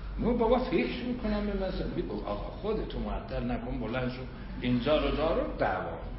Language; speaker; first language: Persian; non-native, local second language; Azerbaijani